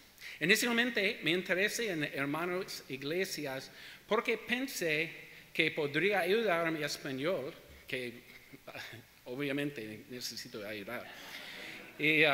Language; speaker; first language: Spanish; non-native, learner; English